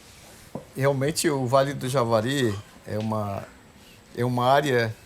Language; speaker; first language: Portuguese; non-native, local second language; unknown